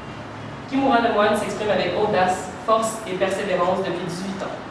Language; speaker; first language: French; native; French